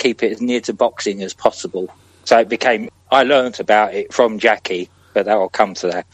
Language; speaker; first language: English; native; English